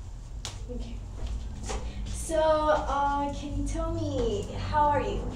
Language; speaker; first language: English; non-native, fluent; Spanish